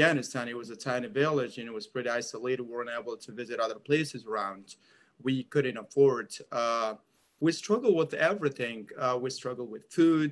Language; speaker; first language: English; non-native, fluent; Persian